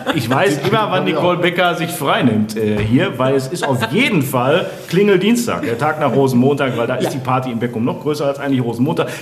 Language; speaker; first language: German; native; German